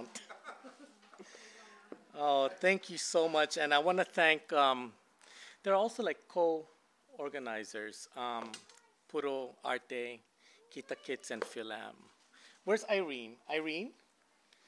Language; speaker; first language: English; native; English